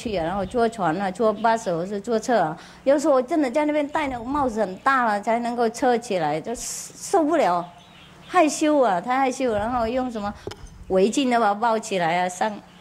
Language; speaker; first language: Chinese; non-native, fluent; Vietnamese